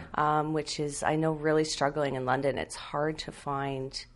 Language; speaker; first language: English; native; English